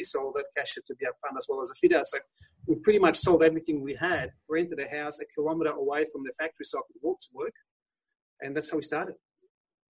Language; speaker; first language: English; non-native, fluent; Polish